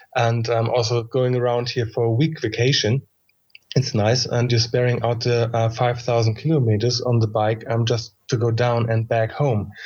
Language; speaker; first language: English; non-native, fluent; German